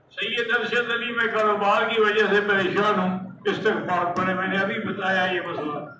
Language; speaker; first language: Urdu; native; Urdu